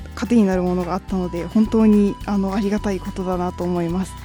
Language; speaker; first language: Japanese; native; Japanese